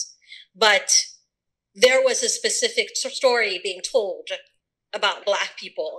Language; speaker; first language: English; early bilingual, other home language; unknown